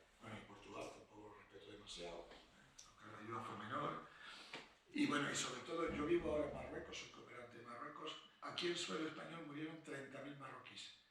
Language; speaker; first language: Spanish; early bilingual, heritage; Spanish